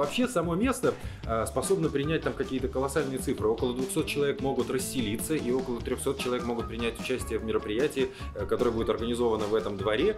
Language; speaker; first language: Russian; native; Russian